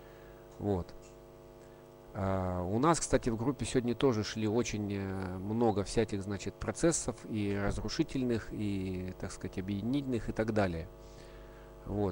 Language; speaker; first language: Russian; native; Russian